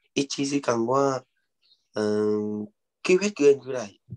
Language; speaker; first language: Japanese; non-native, learner; Vietnamese